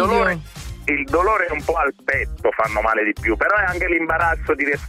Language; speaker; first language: Italian; native; Italian